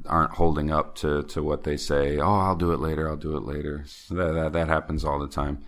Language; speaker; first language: English; native; English